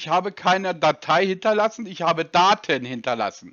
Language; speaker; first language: German; native; German